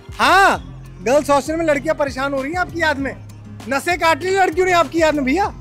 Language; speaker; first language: Hindi; native; Hindi